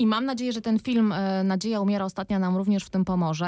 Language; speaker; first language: Polish; native; Polish